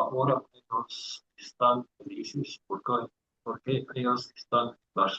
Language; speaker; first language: Spanish; non-native, learner; English